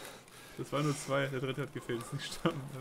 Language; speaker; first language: German; native; German